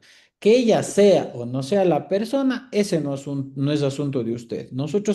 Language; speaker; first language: Spanish; native; Spanish